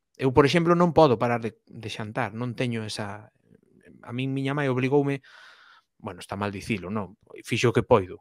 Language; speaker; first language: Galician; non-native, local second language; Spanish